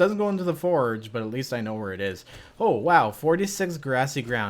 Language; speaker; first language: English; native; English